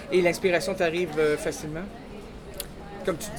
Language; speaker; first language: French; native; French